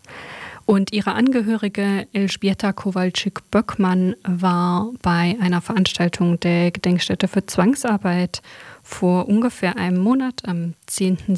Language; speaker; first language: German; native; German